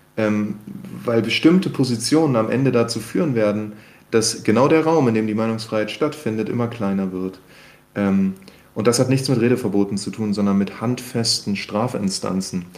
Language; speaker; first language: German; native; German